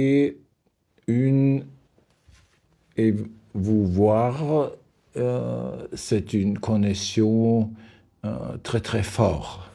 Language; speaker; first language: French; non-native, learner; German